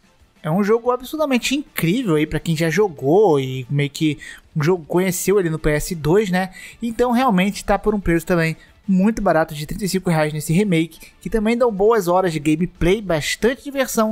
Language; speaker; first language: Portuguese; native; Portuguese